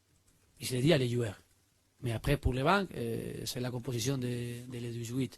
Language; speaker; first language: French; non-native, learner; Spanish